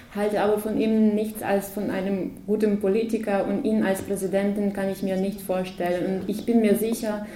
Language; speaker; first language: German; non-native, fluent; Ukrainian